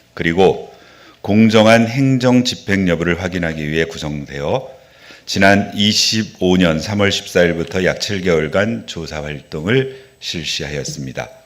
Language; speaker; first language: Korean; native; Korean